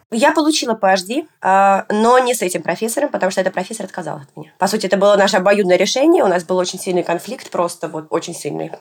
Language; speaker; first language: Russian; native; Russian